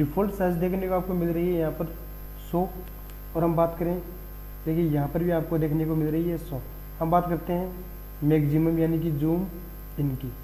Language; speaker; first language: Hindi; native; Hindi